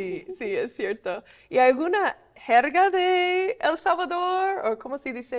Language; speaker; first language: Spanish; non-native, fluent; English